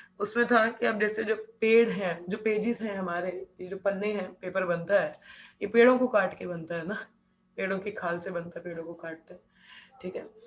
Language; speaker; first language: Hindi; non-native, local second language; Punjabi